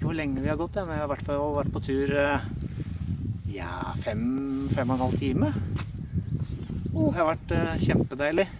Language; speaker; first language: Norwegian; native; Norwegian